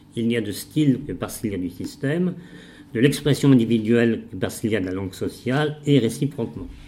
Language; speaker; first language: French; native; French